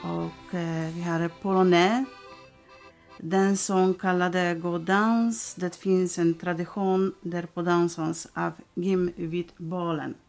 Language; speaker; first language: Swedish; non-native, learner; Polish